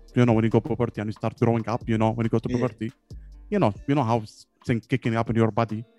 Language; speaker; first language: English; non-native, learner; Arabic